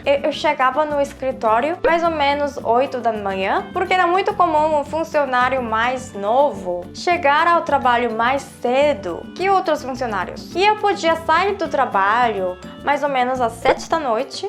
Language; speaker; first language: Portuguese; non-native, fluent; Korean